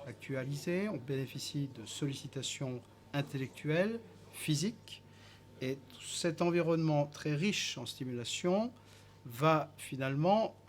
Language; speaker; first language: French; native; French